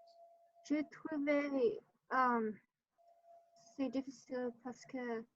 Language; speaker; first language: French; non-native, learner; English